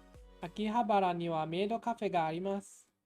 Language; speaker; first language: Japanese; non-native, learner; English